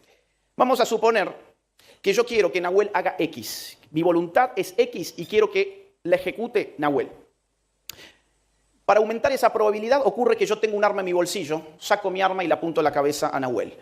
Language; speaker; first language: Spanish; native; Spanish